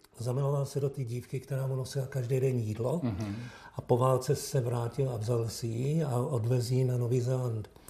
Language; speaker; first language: Czech; early bilingual, heritage; Czech